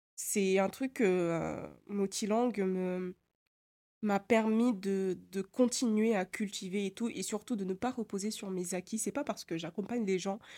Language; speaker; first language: French; native; French